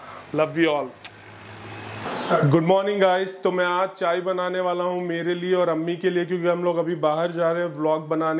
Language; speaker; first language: Hindi; native; Hindi